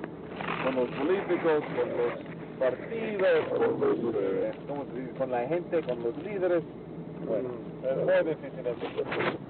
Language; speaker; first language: Spanish; non-native, fluent; English